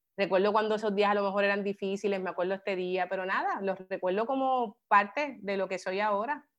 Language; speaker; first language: Spanish; native; Spanish